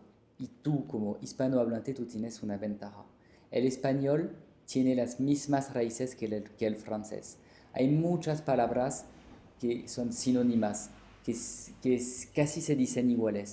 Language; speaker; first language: Spanish; non-native, fluent; French